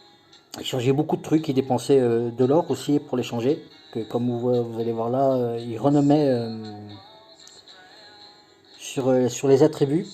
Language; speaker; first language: French; native; French